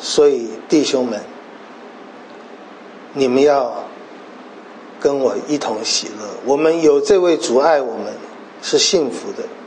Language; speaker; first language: Chinese; native; Chinese